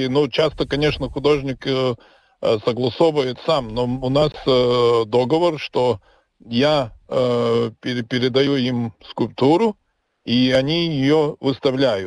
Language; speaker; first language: Russian; non-native, local second language; Latvian